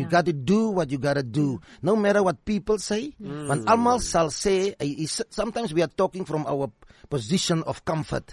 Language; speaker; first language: English; non-native, local second language; Afrikaans